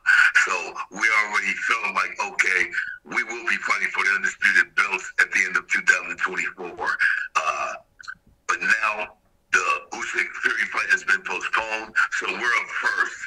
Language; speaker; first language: English; native; English